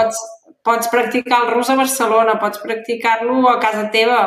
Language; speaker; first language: Catalan; native; Catalan